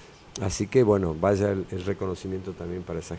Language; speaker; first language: Spanish; native; Spanish